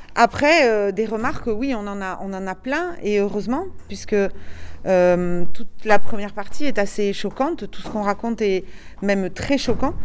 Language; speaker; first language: French; native; French